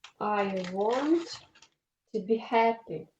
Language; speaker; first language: English; non-native, learner; Ukrainian